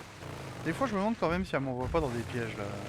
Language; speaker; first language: French; native; French